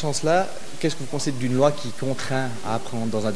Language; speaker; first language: French; native; French